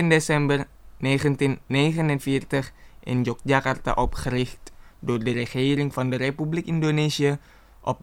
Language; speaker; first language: Dutch; non-native, fluent; Indonesian